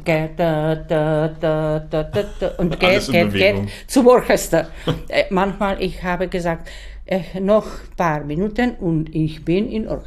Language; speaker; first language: German; non-native, learner; Czech